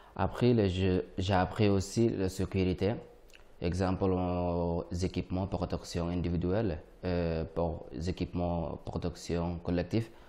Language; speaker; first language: French; non-native, learner; Arabic